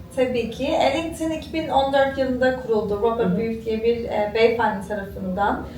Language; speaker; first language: Turkish; early bilingual, heritage; Turkish